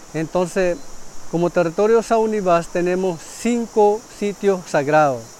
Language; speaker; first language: Spanish; non-native, local second language; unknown